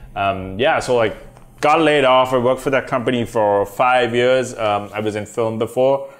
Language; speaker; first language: English; non-native, local second language; Sinhala